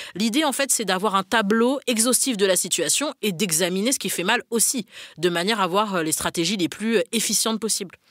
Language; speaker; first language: French; native; French